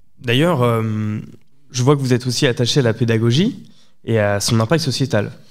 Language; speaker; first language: French; native; French